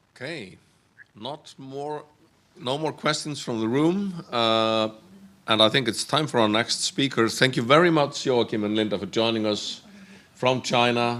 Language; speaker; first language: English; non-native, fluent; Icelandic